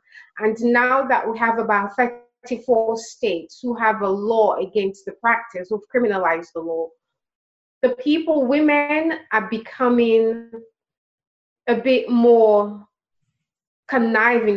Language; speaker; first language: English; non-native, local second language; Krio